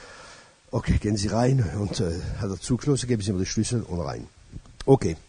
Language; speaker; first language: German; non-native, fluent; French